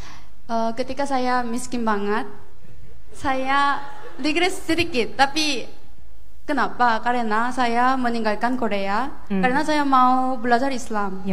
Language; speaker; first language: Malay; non-native, fluent; Korean